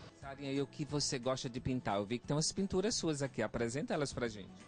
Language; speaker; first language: Portuguese; native; Portuguese